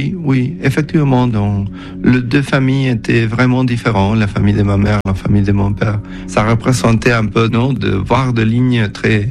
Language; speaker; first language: French; non-native, fluent; Spanish